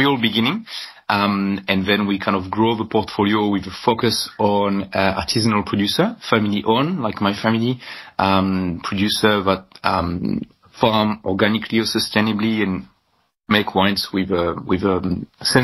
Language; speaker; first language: English; non-native, fluent; French